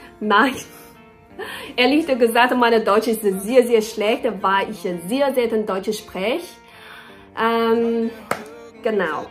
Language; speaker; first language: German; non-native, learner; Chinese